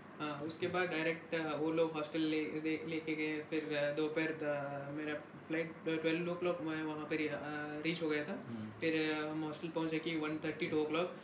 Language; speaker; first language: Hindi; non-native, local second language; Kannada